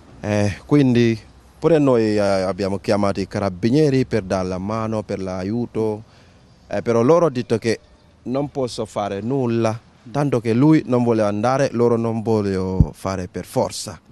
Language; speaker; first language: Italian; non-native, learner; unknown